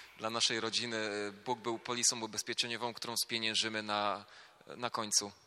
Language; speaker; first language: Polish; native; Polish